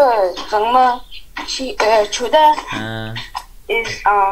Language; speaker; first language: Chinese; non-native, learner; English